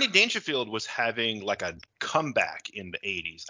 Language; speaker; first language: English; native; English